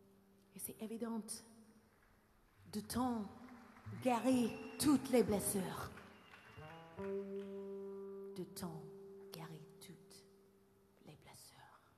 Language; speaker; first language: French; non-native, learner; English